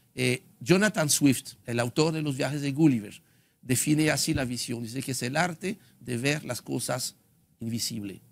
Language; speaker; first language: Spanish; non-native, fluent; French